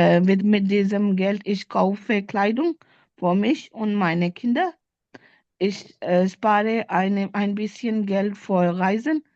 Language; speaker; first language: German; non-native, learner; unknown